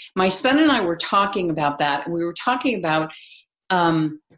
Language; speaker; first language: English; native; English